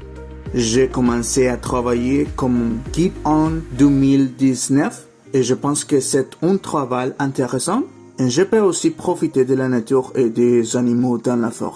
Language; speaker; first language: French; non-native, learner; Spanish